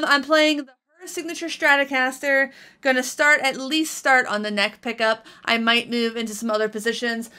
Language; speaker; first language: English; native; English